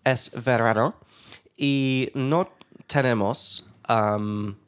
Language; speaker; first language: Spanish; non-native, learner; English